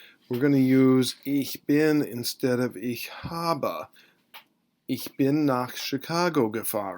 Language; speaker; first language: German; non-native, fluent; English